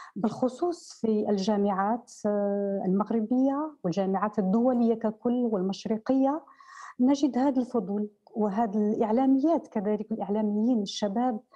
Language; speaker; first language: Arabic; native; Arabic